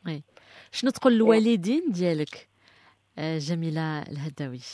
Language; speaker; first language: Arabic; native; Arabic